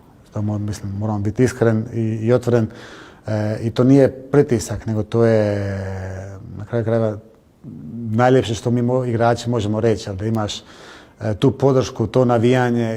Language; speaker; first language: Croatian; early bilingual, heritage; Croatian